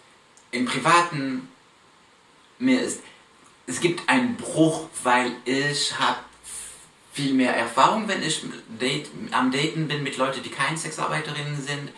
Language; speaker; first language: German; non-native, fluent; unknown